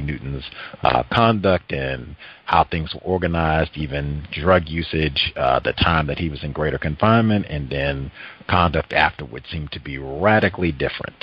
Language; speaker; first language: English; native; English